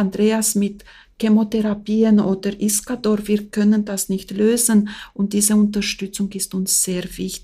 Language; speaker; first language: German; non-native, fluent; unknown